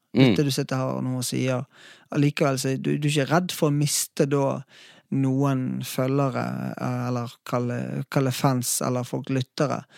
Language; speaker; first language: Norwegian; native; Norwegian